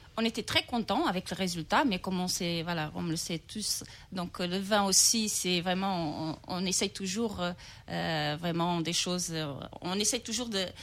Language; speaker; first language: French; non-native, fluent; Portuguese